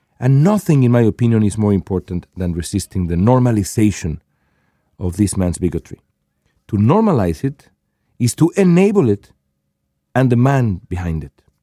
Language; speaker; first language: English; non-native, fluent; Spanish